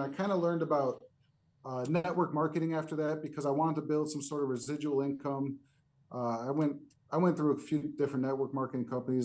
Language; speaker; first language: English; native; English